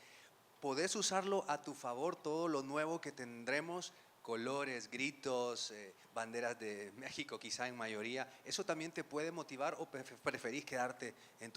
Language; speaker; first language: Spanish; native; Spanish